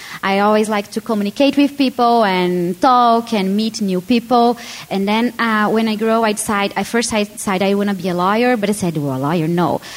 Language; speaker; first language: English; non-native, learner; Portuguese